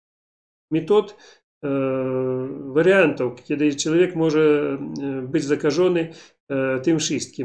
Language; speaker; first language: Polish; non-native, learner; Belarusian